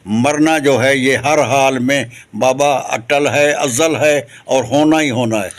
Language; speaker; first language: Urdu; non-native, local second language; Sindhi